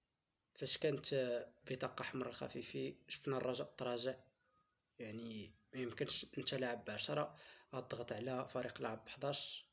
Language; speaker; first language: Arabic; native; Arabic